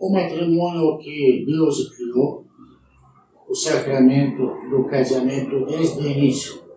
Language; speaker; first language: Portuguese; non-native, learner; Arabic